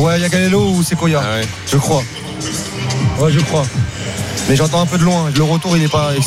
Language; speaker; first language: French; native; French